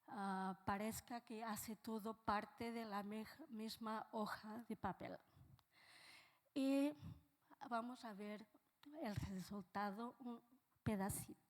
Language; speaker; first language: Spanish; non-native, fluent; Portuguese